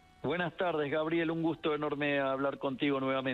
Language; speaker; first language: Spanish; native; Spanish